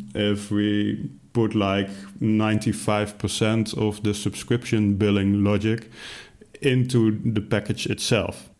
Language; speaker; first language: English; non-native, fluent; Dutch